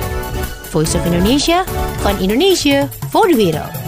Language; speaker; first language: Dutch; non-native, fluent; Indonesian